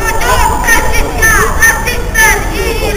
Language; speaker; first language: Swedish; non-native, fluent; Azerbaijani